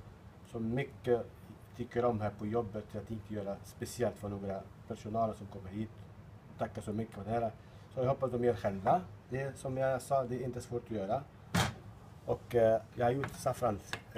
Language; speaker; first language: Swedish; non-native, fluent; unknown